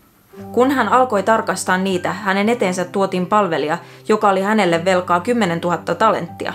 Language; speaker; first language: Finnish; native; Finnish